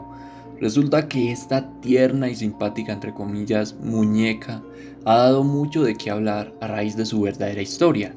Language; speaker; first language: Spanish; native; Spanish